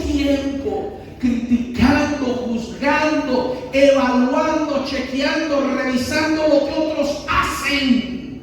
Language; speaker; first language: Spanish; native; Spanish